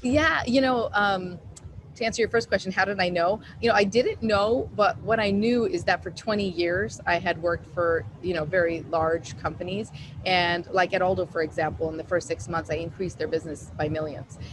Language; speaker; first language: English; native; English